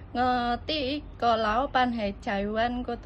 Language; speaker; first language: Chinese; non-native, learner; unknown